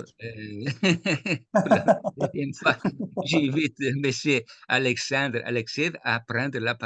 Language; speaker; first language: French; non-native, fluent; Italian